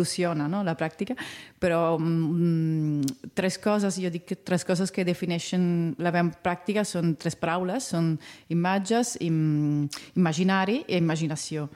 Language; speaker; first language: Catalan; non-native, fluent; Italian